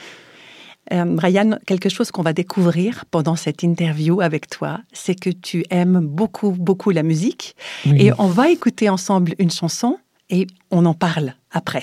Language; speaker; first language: French; native; French